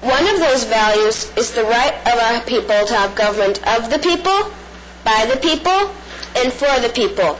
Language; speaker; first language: English; early bilingual, other home language; Spanish